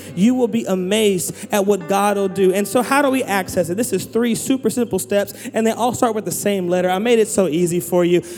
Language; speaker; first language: English; native; English